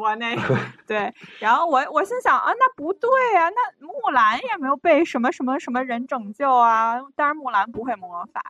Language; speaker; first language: Chinese; native; Chinese